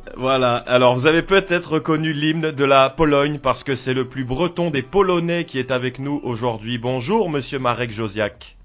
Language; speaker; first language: French; native; French